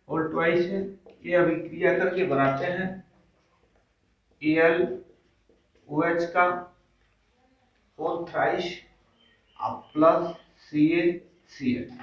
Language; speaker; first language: Hindi; native; Hindi